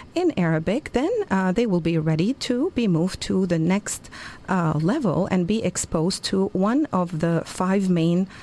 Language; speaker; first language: English; non-native, fluent; Arabic